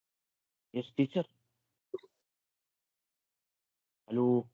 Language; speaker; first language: English; non-native, learner; Arabic